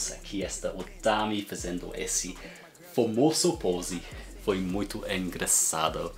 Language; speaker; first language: Portuguese; non-native, learner; English